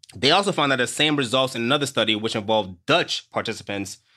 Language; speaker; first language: English; native; English